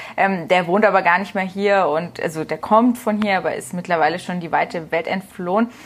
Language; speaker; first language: German; native; German